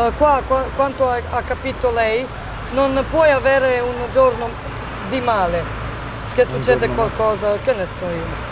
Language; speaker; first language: Italian; non-native, learner; Serbian